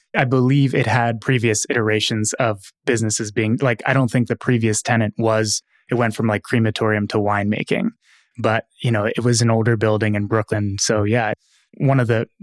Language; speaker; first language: English; native; English